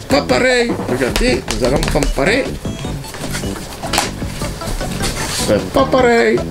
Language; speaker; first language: French; native; French